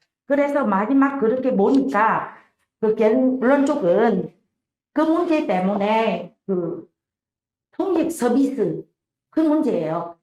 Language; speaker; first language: Korean; non-native, learner; Vietnamese